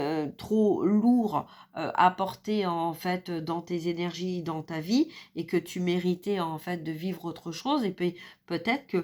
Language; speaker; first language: French; native; French